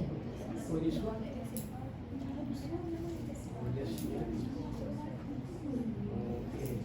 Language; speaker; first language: English; non-native, fluent; Indonesian